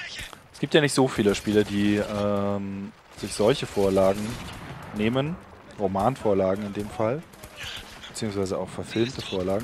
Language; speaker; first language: German; native; German